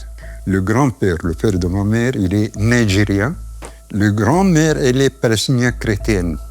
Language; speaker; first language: French; non-native, fluent; Arabic